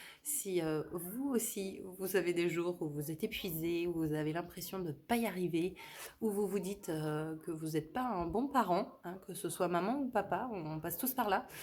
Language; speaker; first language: French; native; French